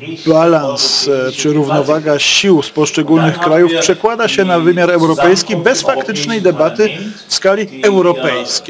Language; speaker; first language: Polish; native; Polish